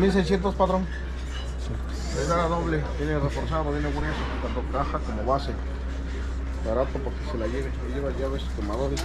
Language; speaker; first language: Spanish; native; Spanish